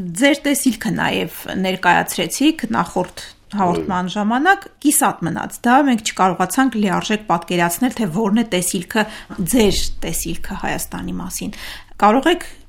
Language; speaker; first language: Armenian; native; Armenian